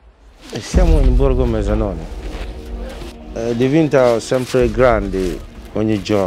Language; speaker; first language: Italian; non-native, learner; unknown